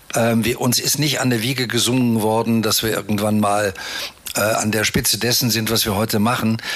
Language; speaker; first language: German; native; German